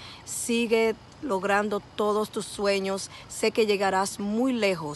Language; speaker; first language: Spanish; native; Spanish